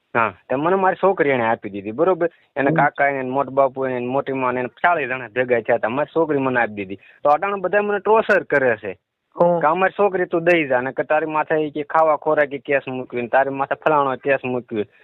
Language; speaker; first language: Gujarati; native; Gujarati